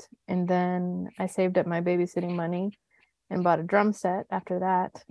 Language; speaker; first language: English; native; English